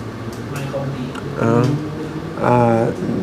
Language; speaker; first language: English; non-native, learner; Thai